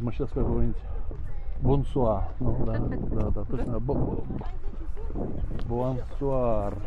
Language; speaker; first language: Russian; native; Russian